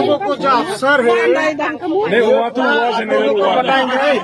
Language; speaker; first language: Hindi; non-native, local second language; Bodo